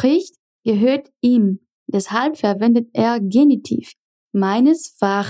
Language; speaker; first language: German; non-native, fluent; Portuguese